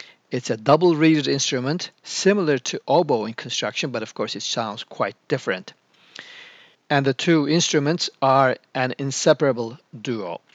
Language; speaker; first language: English; non-native, fluent; Turkish